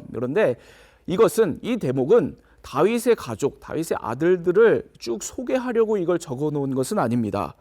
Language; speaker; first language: Korean; native; Korean